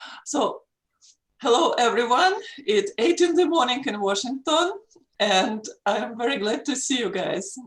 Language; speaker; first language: English; non-native, fluent; Russian